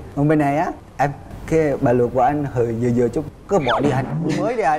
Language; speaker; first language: Vietnamese; non-native, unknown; Indonesian